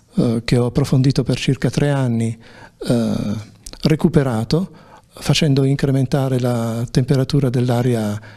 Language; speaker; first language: Italian; native; Italian